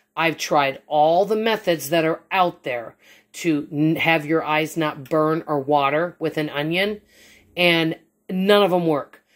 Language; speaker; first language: English; native; English